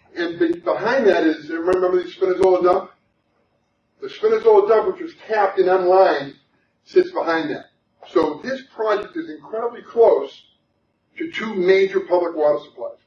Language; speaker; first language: English; native; English